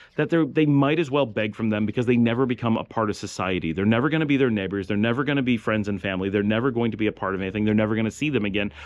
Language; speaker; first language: English; native; English